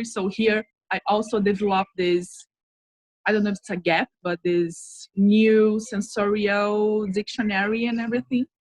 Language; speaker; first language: English; non-native, fluent; Portuguese